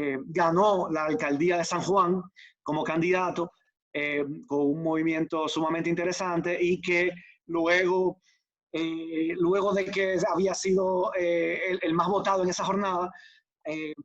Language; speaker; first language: Spanish; native; Spanish